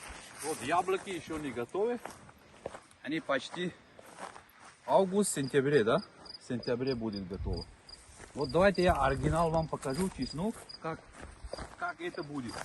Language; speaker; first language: Russian; non-native, local second language; Tajik